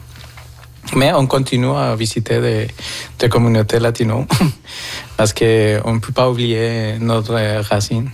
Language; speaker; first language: French; non-native, fluent; Spanish